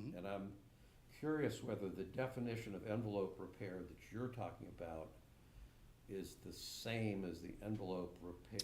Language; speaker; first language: English; native; English